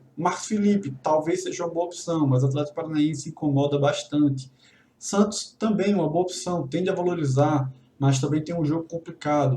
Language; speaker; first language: Portuguese; native; Portuguese